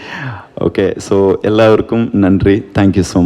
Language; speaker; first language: Tamil; non-native, learner; Kannada